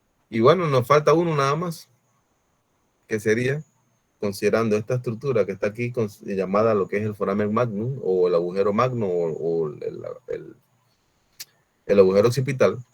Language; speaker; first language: Spanish; native; Spanish